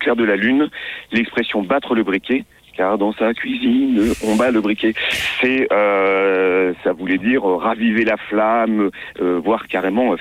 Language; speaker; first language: French; native; French